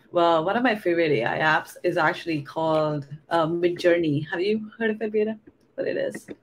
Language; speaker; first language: English; non-native, local second language; Hindi